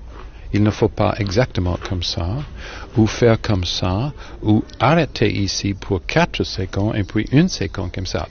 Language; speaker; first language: French; non-native, learner; English